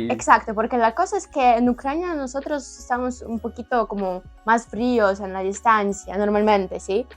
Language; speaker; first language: Spanish; non-native, fluent; Ukrainian